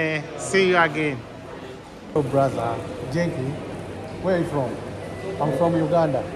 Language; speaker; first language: English; non-native, learner; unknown